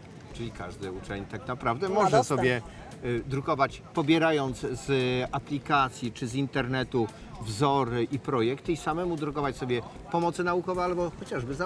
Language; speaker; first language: Polish; native; Polish